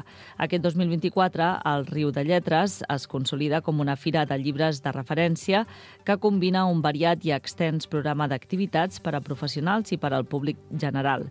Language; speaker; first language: Catalan; native; Catalan